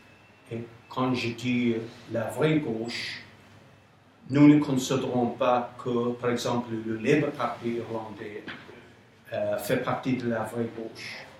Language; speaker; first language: French; non-native, fluent; English